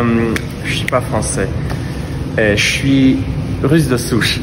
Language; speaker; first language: French; non-native, fluent; Russian